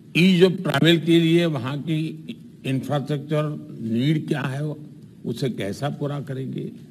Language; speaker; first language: Hindi; non-native, local second language; Gujarati